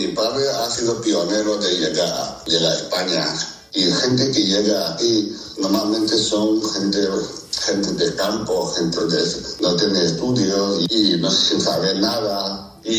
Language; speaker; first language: Spanish; non-native, fluent; Chinese